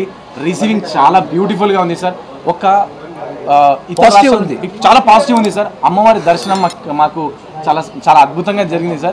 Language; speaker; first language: Telugu; native; Telugu